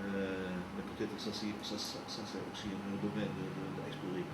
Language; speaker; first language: French; non-native, fluent; Dutch